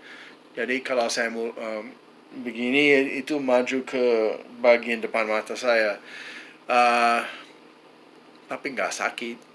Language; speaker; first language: Indonesian; non-native, fluent; English